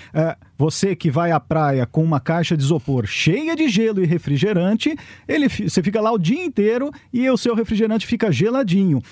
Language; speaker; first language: Portuguese; native; Portuguese